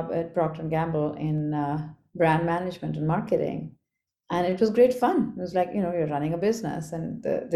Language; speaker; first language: English; non-native, local second language; Bangla